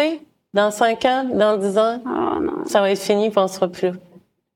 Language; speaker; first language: French; native; French